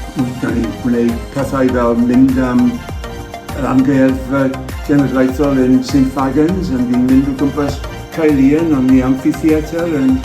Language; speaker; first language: Welsh; non-native, local second language; English